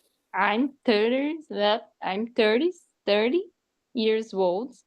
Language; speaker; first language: English; non-native, learner; Portuguese